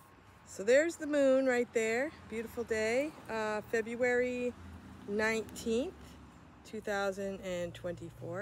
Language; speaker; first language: English; native; English